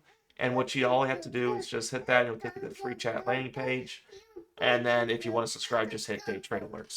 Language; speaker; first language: English; native; English